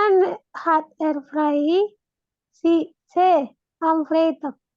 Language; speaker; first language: German; non-native, learner; Indonesian